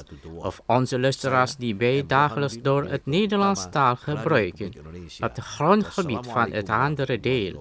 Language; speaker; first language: Dutch; non-native, learner; Indonesian